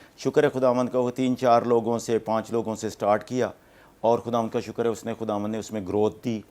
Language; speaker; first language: Urdu; non-native, local second language; Punjabi